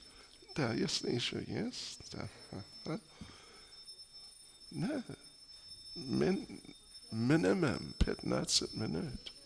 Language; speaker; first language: Russian; non-native, fluent; English